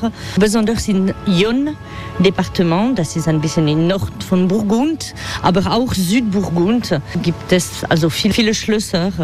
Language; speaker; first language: German; non-native, fluent; French